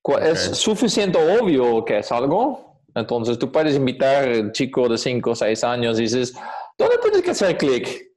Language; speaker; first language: Spanish; non-native, fluent; Dutch